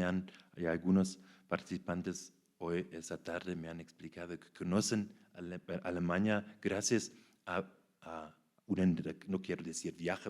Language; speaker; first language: Spanish; non-native, fluent; German